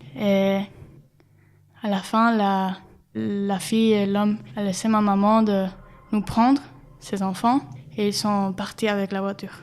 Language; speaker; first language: French; non-native, fluent; Spanish